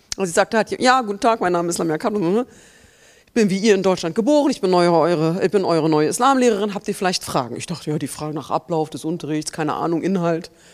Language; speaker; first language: German; native; German